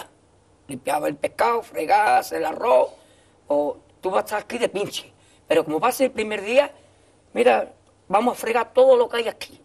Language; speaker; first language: Spanish; native; Spanish